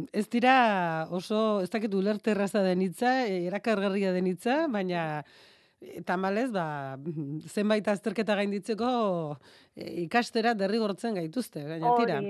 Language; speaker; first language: Basque; native; Basque